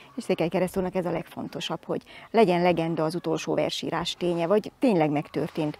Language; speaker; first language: Hungarian; native; Hungarian